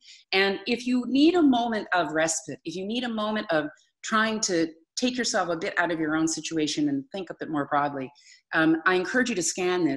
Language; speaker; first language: English; native; English